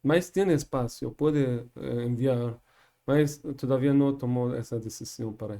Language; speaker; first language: Portuguese; non-native, learner; Persian